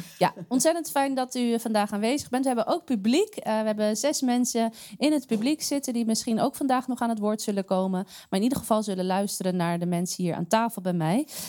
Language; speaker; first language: Dutch; native; Dutch